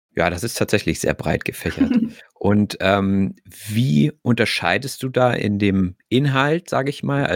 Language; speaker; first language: German; native; German